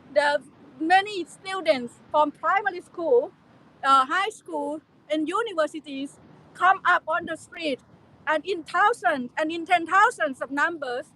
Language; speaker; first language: English; non-native, fluent; Thai